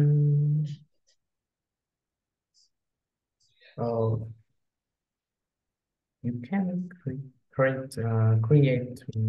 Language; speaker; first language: English; non-native, learner; Vietnamese